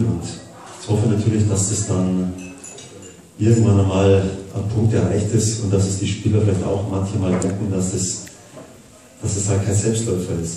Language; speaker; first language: German; native; German